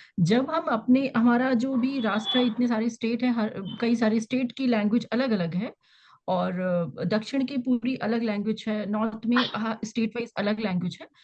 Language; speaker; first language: Hindi; native; Hindi